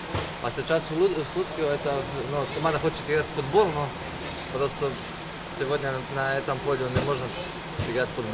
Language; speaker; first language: Russian; non-native, learner; Slovenian